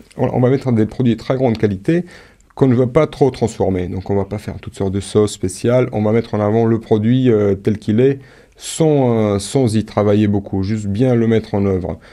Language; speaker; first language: French; non-native, fluent; Romanian